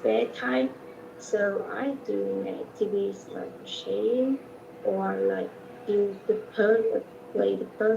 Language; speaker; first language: English; non-native, learner; Vietnamese